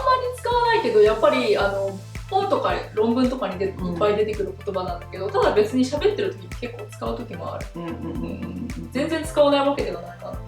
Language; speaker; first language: Japanese; native; Japanese